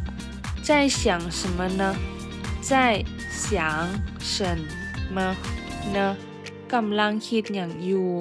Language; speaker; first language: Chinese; non-native, fluent; Lao